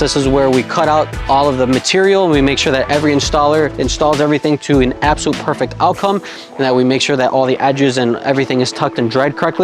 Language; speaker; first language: English; native; English